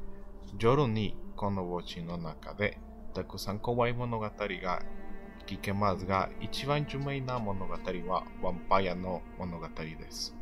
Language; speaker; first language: Japanese; non-native, learner; Spanish